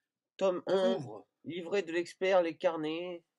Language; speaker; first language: French; native; French